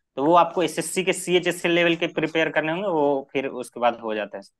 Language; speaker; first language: Hindi; native; Hindi